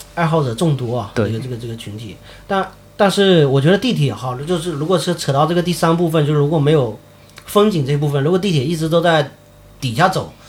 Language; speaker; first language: Chinese; native; Chinese